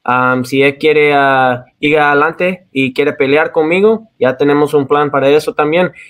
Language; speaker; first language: Spanish; early bilingual, heritage; Spanish